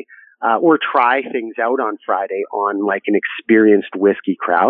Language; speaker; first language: English; native; English